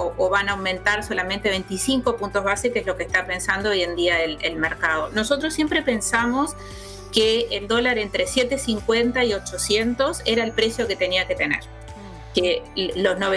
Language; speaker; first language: Spanish; native; Spanish